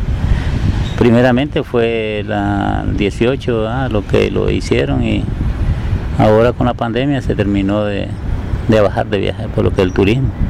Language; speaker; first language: Spanish; native; Spanish